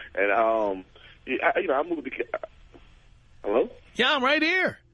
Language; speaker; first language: English; native; English